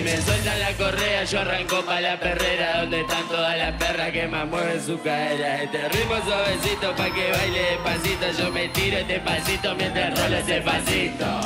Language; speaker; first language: Spanish; native; Spanish